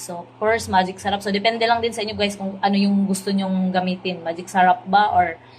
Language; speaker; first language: Filipino; non-native, local second language; Cebuano